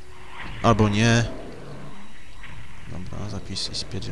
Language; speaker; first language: Polish; native; Polish